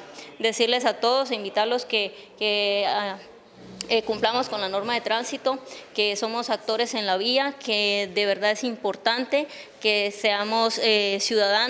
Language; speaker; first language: Spanish; native; Spanish